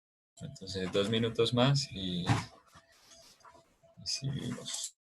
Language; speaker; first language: Spanish; native; Spanish